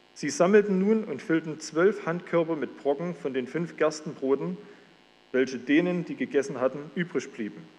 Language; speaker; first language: German; native; German